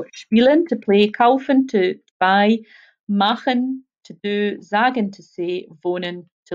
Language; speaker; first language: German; non-native, fluent; English